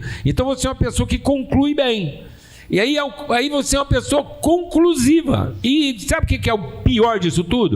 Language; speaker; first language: Portuguese; native; Portuguese